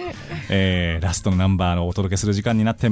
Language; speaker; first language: Japanese; native; Japanese